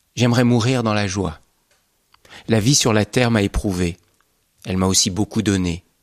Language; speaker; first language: French; native; French